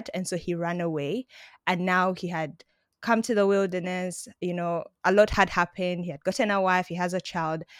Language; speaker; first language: English; non-native, local second language; Ganda